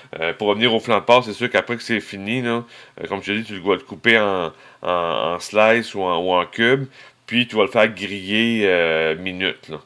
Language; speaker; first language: French; native; French